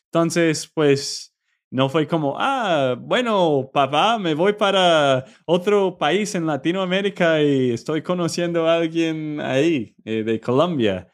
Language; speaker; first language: Spanish; non-native, learner; English